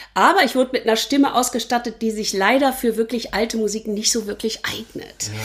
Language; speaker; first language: German; native; German